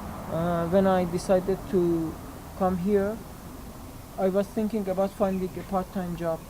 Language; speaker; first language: English; non-native, learner; Persian